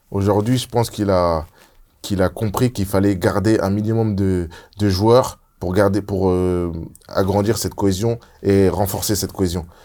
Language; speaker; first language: French; early bilingual, other home language; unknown